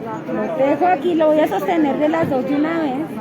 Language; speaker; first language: Spanish; native; Spanish